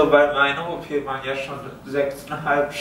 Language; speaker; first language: German; native; German